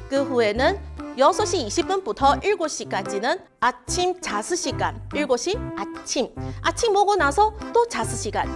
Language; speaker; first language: Korean; non-native, learner; Chinese